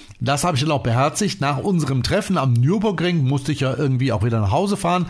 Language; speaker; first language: German; native; German